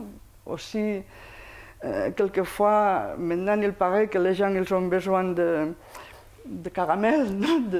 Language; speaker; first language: French; non-native, fluent; Spanish